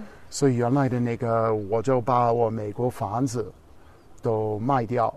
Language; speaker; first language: Chinese; non-native, fluent; English